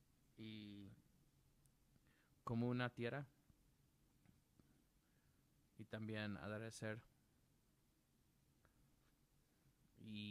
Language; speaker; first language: Spanish; non-native, learner; English